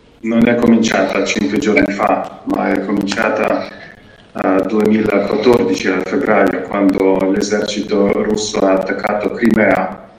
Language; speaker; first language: Italian; non-native, fluent; Ukrainian